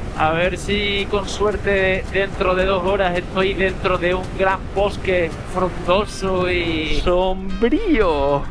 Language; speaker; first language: Spanish; native; Spanish